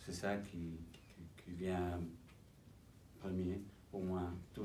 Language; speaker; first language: French; non-native, fluent; English